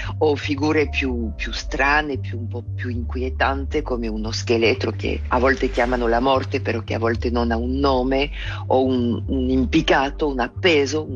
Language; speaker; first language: Italian; non-native, fluent; French